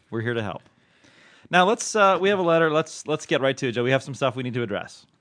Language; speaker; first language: English; non-native, fluent; Swedish